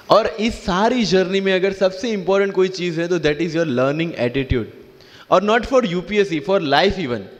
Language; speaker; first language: Hindi; non-native, local second language; Gujarati